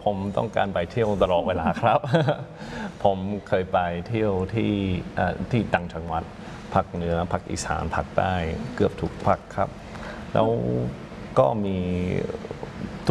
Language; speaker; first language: Thai; non-native, fluent; English